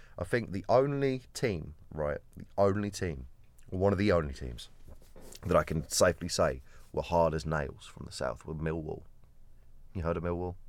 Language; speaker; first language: English; native; English